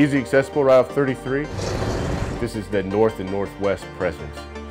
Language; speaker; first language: English; native; English